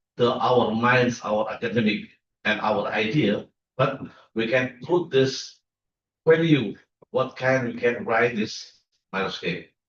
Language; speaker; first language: English; non-native, learner; Indonesian